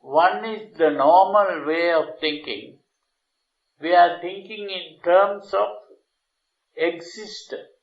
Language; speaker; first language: English; non-native, local second language; Sinhala